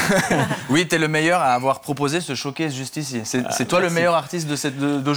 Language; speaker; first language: French; native; French